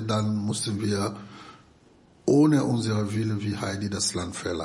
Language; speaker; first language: German; non-native, fluent; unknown